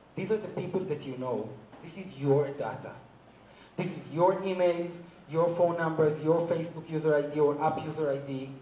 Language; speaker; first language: English; non-native, fluent; Hebrew